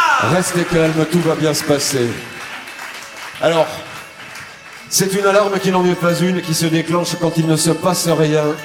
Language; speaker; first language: French; native; French